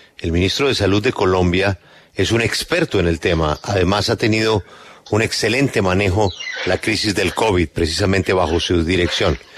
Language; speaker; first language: Spanish; native; Spanish